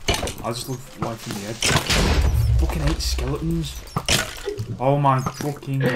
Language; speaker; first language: English; native; English